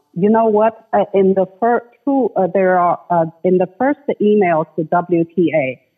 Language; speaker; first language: English; non-native, fluent; Chinese